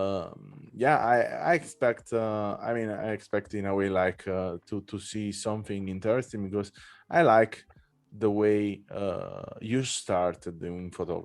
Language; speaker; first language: English; non-native, fluent; Italian